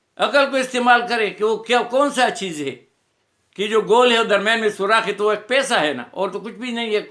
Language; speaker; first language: Urdu; non-native, local second language; Pashto